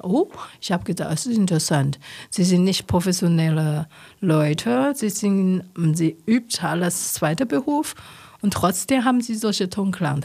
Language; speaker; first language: German; non-native, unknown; Chinese